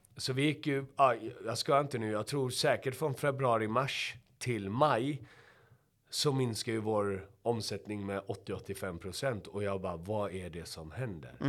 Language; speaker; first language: Swedish; early bilingual, other home language; Persian